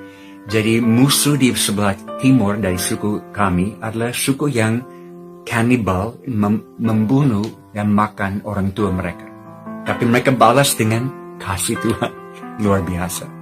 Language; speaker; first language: Indonesian; non-native, fluent; English